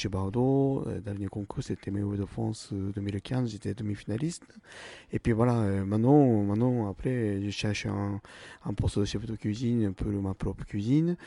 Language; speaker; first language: French; non-native, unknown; Japanese